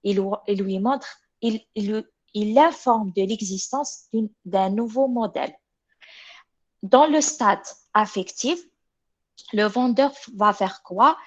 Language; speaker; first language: French; non-native, local second language; Arabic